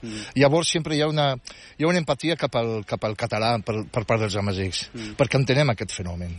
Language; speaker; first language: Catalan; non-native, fluent; Riffian